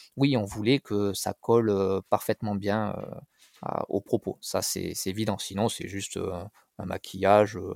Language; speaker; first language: French; native; French